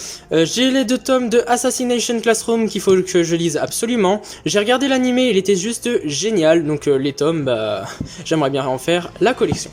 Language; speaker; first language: French; native; French